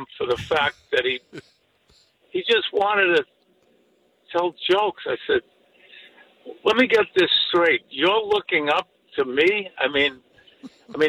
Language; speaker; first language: English; native; English